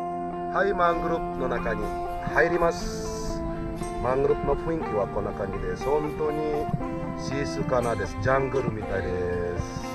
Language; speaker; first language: Japanese; non-native, learner; Indonesian